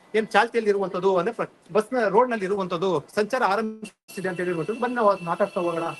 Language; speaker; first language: Kannada; native; Kannada